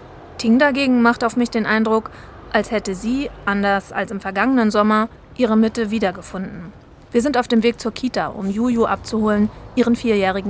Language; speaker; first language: German; native; German